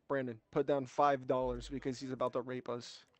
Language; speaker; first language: English; native; English